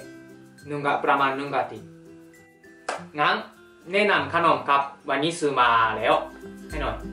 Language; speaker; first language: Thai; non-native, fluent; Japanese